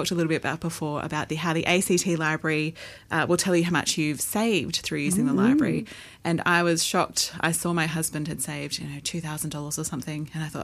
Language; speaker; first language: English; native; English